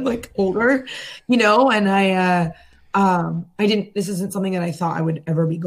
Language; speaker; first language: English; native; English